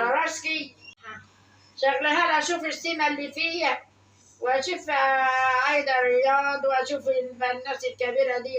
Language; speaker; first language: Arabic; native; Arabic